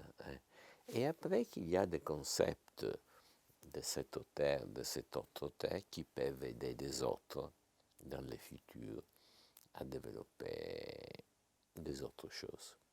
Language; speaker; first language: French; non-native, fluent; Italian